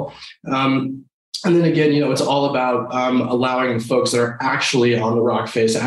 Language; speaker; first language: English; native; English